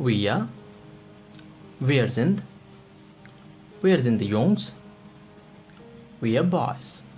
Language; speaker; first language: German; non-native, fluent; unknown